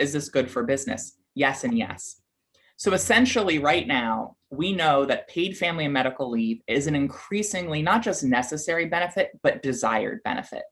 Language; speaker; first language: English; native; English